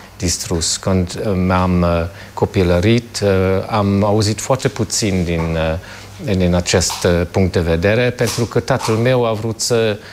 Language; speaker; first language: Romanian; non-native, fluent; German